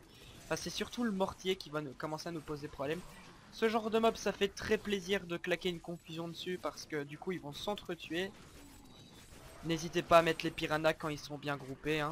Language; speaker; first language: French; native; French